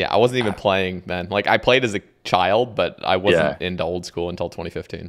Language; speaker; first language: English; native; English